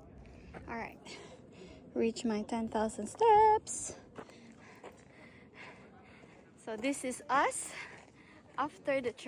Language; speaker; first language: English; non-native, local second language; Filipino